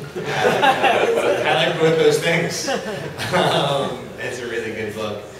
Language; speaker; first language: English; native; English